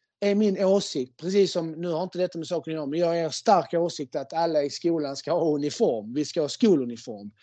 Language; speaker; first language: Swedish; native; Swedish